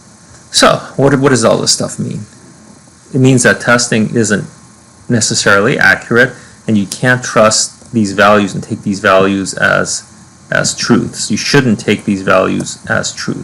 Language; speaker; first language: English; native; English